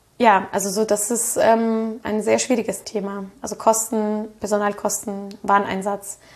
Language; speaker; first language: German; non-native, fluent; Russian